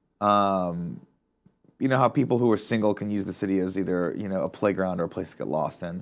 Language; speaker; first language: English; native; English